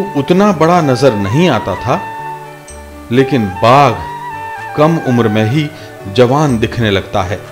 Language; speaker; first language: Hindi; native; Hindi